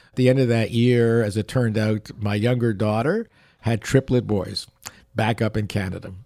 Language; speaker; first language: English; early bilingual, other home language; Yiddish